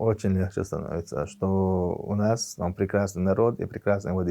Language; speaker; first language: Russian; non-native, local second language; Chechen